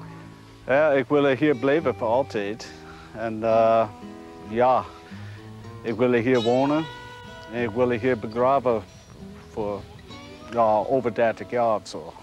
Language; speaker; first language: Dutch; non-native, fluent; English